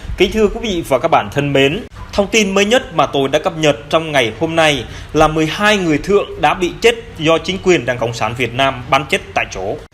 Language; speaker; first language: Vietnamese; non-native, local second language; Jarai